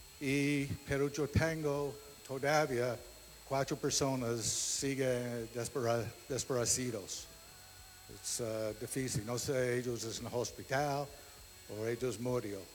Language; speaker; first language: Spanish; non-native, learner; English